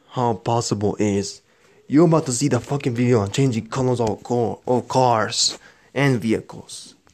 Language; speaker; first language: English; non-native, learner; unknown